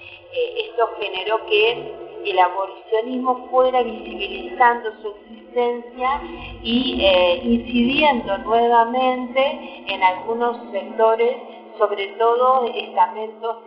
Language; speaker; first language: Spanish; native; Spanish